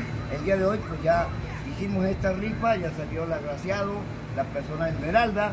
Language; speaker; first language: Spanish; native; Spanish